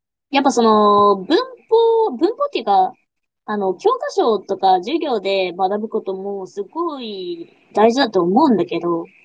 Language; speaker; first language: Japanese; non-native, fluent; English